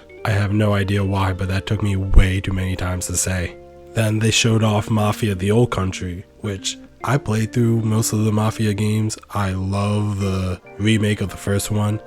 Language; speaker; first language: English; native; English